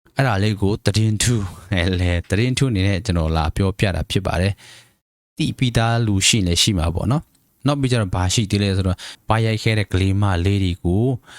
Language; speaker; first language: Burmese; native; Burmese